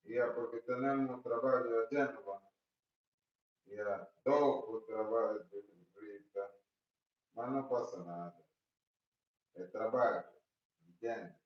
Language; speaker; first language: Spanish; non-native, learner; Portuguese